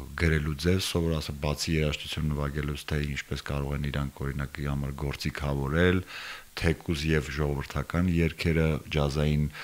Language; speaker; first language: Armenian; native; Armenian